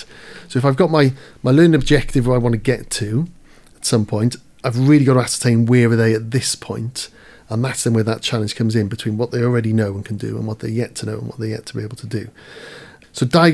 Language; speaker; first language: English; native; English